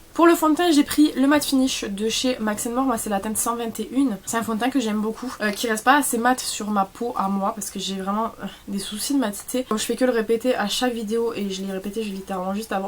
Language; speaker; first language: French; native; French